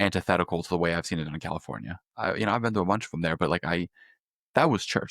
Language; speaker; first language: English; native; English